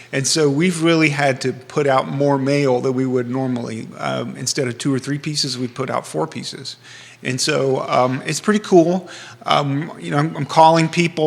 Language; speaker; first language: English; native; English